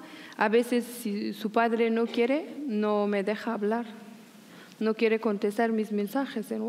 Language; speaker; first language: Spanish; non-native, learner; Persian